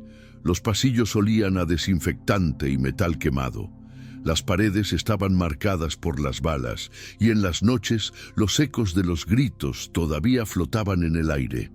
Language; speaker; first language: Spanish; native; Spanish